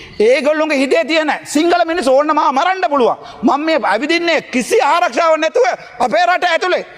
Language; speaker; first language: Sinhala; non-native, local second language; Tamil